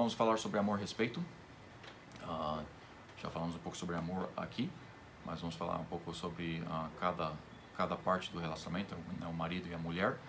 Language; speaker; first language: Portuguese; non-native, fluent; English